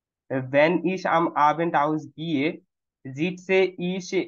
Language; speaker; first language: German; non-native, fluent; Bangla